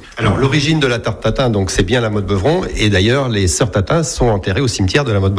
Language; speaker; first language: French; native; French